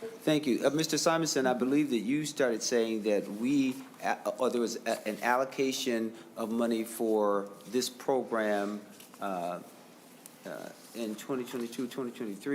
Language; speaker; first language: English; native; English